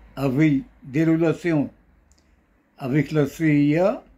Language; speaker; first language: French; non-native, local second language; Arabic